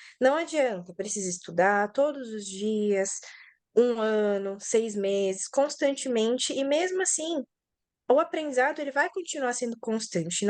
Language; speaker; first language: Portuguese; native; Portuguese